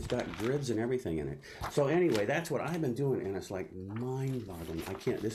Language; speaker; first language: English; native; English